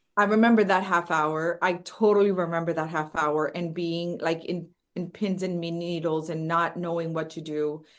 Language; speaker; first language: English; early bilingual, other home language; Spanish